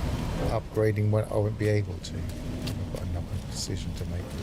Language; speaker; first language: English; native; English